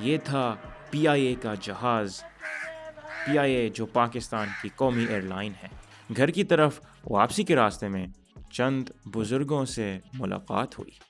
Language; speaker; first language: Urdu; early bilingual, heritage; Urdu